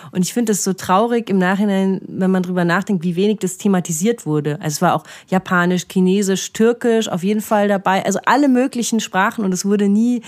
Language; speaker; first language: German; native; German